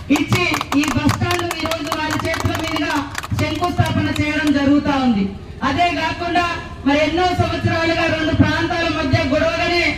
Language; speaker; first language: Telugu; native; Telugu